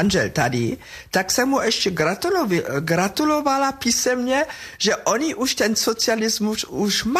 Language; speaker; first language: Czech; non-native, fluent; German